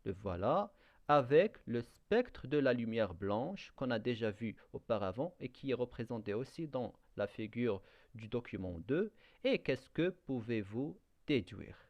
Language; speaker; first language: French; non-native, local second language; Arabic